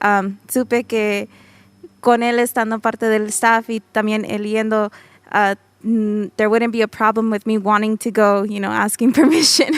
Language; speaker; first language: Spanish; early bilingual, heritage; Spanish